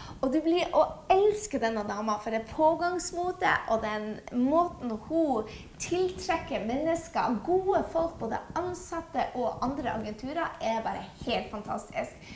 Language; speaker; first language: Norwegian; native; Norwegian